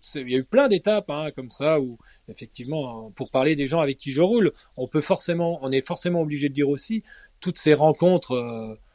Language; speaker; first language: French; native; French